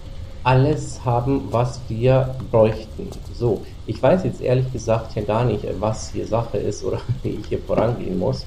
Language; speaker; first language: German; native; German